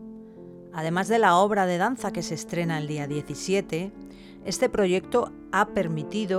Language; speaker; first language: Spanish; native; Spanish